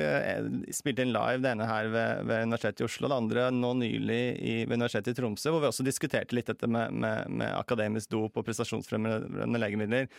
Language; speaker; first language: Norwegian; native; Norwegian